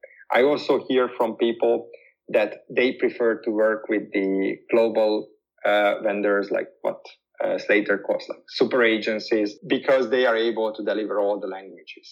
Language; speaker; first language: English; non-native, fluent; Hungarian